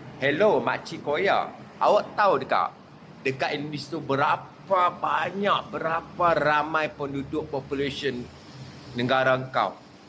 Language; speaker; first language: Malay; native; Malay